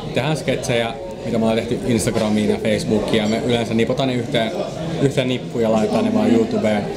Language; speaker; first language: Finnish; early bilingual, other home language; Somali